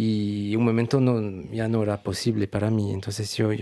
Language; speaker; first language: Spanish; non-native, fluent; French